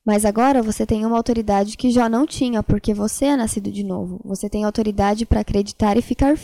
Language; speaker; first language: Portuguese; native; Portuguese